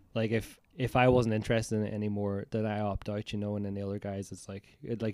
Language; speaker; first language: English; native; English